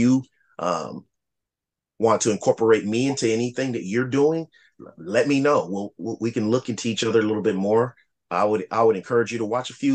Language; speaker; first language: English; native; English